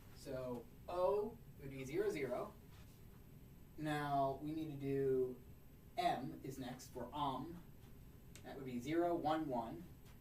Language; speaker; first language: English; native; English